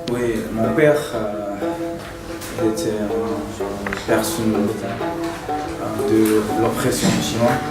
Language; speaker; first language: French; non-native, learner; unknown